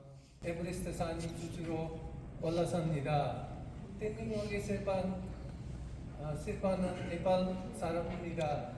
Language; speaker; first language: Korean; non-native, learner; Nepali